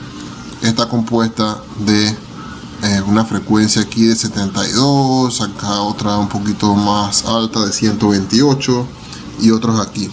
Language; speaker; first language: Spanish; native; Spanish